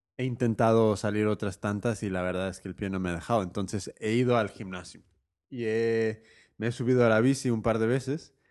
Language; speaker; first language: Spanish; native; Spanish